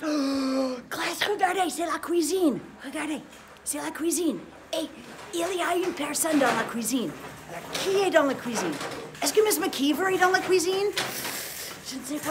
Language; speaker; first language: French; non-native, fluent; English